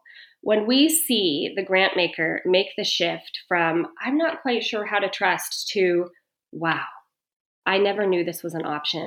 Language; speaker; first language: English; native; English